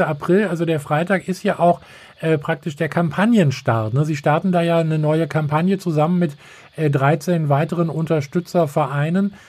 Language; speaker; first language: German; native; German